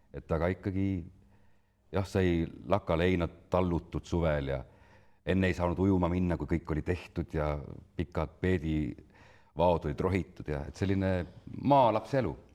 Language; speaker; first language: Estonian; native; Estonian